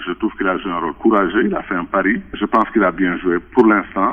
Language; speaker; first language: French; non-native, local second language; Wolof